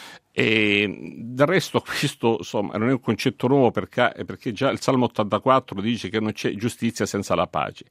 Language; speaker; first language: Italian; native; Italian